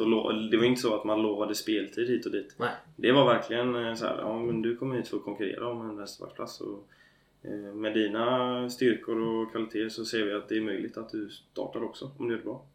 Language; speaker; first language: Swedish; native; Swedish